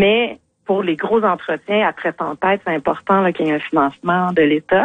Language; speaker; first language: French; native; French